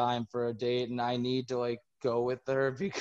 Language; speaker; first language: English; native; English